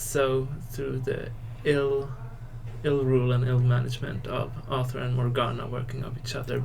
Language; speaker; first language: English; non-native, fluent; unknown